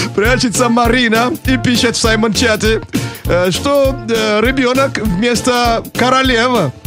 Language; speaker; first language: Russian; non-native, fluent; Yoruba